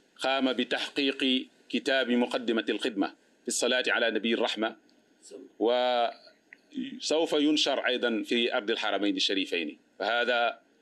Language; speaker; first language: Arabic; non-native, fluent; Wolof